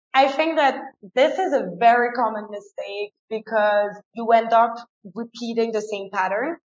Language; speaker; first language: English; non-native, fluent; French